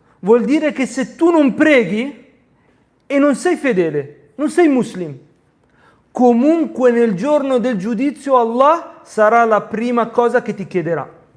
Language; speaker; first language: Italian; early bilingual, other home language; Arabic